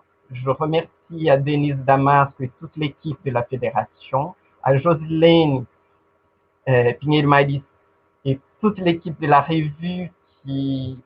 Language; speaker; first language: French; non-native, fluent; Portuguese